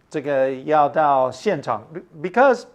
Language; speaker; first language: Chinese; non-native, fluent; English